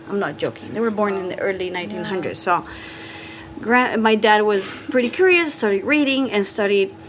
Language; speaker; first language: English; non-native, fluent; Italian